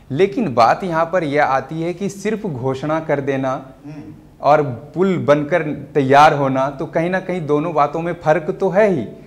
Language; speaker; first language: Hindi; native; Hindi